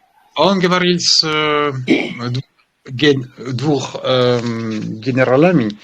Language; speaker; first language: Russian; non-native, learner; French